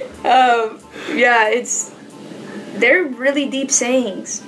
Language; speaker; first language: English; early bilingual, other home language; Spanish